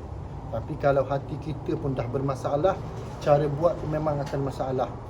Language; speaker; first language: Malay; native; Malay